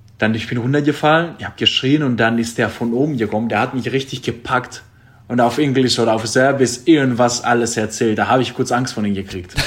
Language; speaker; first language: German; non-native, fluent; Greek